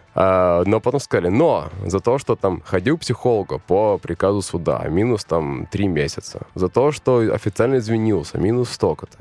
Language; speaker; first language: Russian; native; Russian